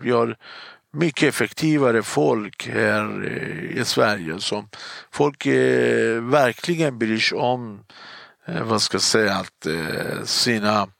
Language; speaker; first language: Swedish; non-native, fluent; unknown